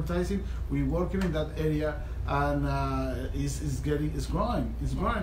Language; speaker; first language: English; non-native, fluent; Spanish